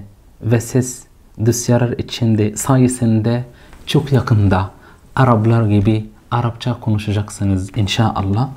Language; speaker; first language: Turkish; non-native, fluent; Arabic